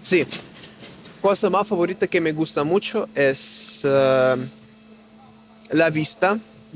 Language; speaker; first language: Spanish; non-native, learner; Russian